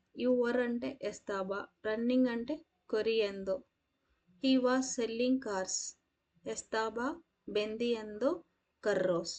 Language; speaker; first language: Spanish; non-native, fluent; Telugu